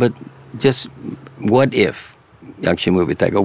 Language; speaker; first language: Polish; early bilingual, heritage; English